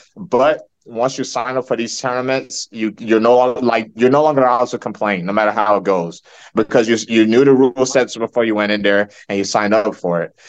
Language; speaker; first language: English; early bilingual, other home language; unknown